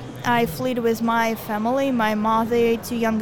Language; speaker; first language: English; non-native, fluent; Ukrainian